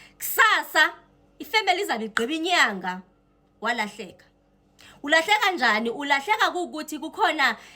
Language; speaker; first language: Zulu; non-native, local second language; Xhosa